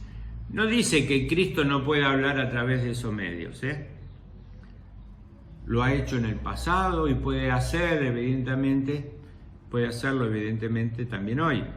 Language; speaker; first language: Spanish; native; Spanish